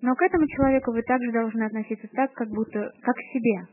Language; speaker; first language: Russian; native; Russian